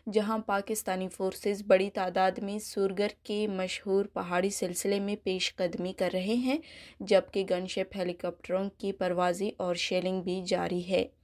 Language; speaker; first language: Urdu; non-native, local second language; Baluchi